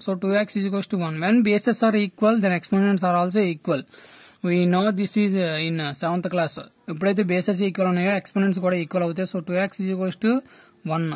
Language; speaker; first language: English; non-native, local second language; Telugu